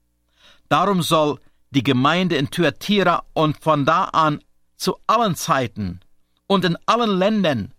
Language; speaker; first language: German; native; German